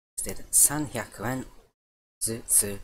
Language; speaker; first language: Japanese; non-native, learner; English